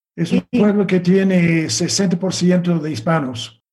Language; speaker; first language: Spanish; non-native, fluent; English